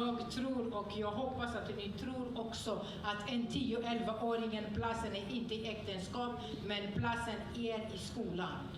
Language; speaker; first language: Swedish; non-native, fluent; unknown